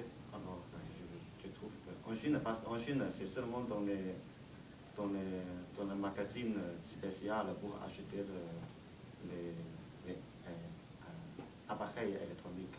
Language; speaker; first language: French; non-native, learner; Chinese